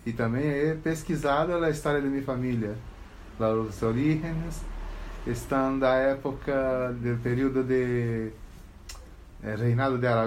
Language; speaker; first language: Spanish; non-native, learner; Portuguese